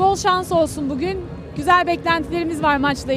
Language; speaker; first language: Turkish; native; Turkish